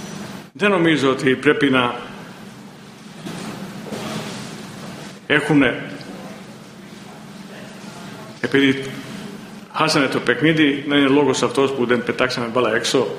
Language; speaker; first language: Greek; non-native, fluent; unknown